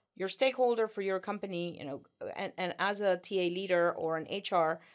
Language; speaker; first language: English; non-native, fluent; Spanish